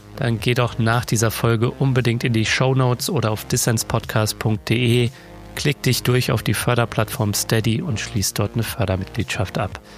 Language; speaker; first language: German; native; German